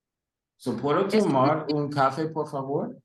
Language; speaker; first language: Spanish; non-native, learner; English